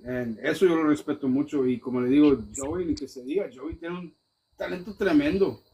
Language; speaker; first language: Spanish; early bilingual, other home language; English